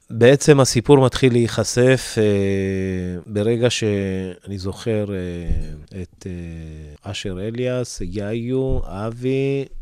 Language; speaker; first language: Hebrew; early bilingual, other home language; Amharic